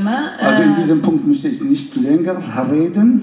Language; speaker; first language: German; non-native, fluent; Kurdish